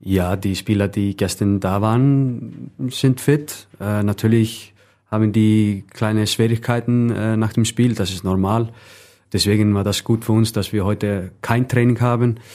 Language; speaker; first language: German; non-native, fluent; Icelandic